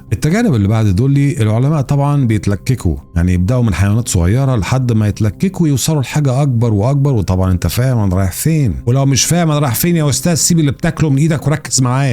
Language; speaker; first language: Arabic; native; Arabic